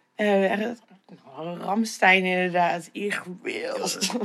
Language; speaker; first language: Dutch; native; Dutch